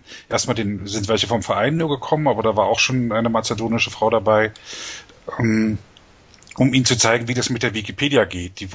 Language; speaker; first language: German; native; German